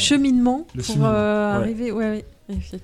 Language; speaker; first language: French; native; French